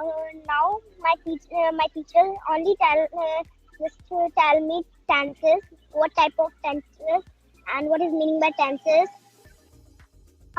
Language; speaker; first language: English; non-native, learner; Hindi